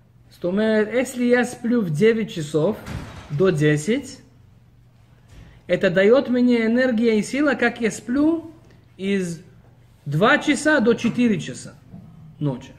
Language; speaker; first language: Russian; early bilingual, heritage; Russian